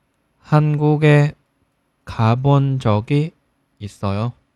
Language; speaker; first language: Korean; non-native, fluent; Chinese